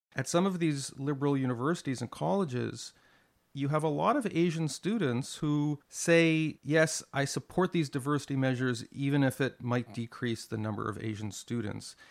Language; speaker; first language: English; native; English